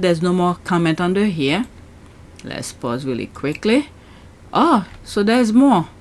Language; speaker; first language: English; native; English